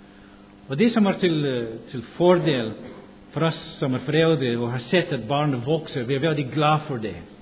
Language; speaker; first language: Swedish; non-native, fluent; English